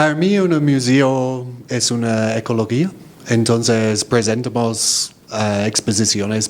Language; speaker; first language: Spanish; non-native, fluent; English